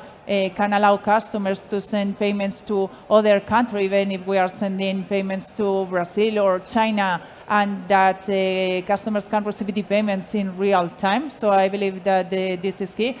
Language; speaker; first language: English; non-native, fluent; Spanish